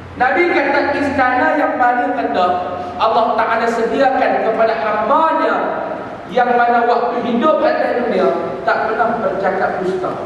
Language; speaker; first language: Malay; native; Malay